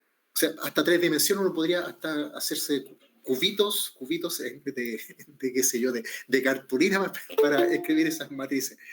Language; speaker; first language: Spanish; native; Spanish